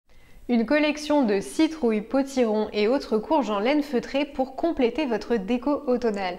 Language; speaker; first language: French; native; French